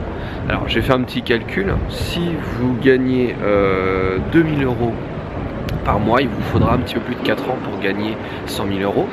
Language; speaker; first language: French; native; French